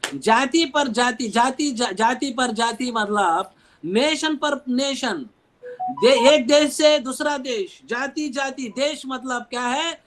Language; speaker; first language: Hindi; non-native, local second language; Telugu